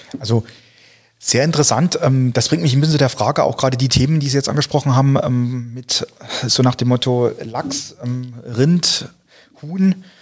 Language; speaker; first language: German; native; German